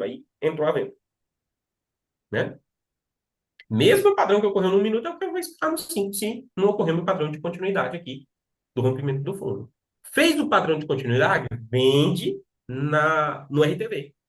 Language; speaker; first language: Portuguese; native; Portuguese